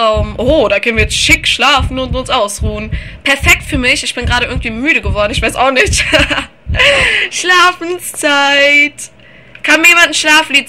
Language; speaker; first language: German; native; German